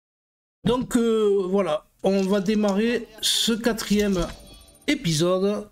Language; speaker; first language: French; native; French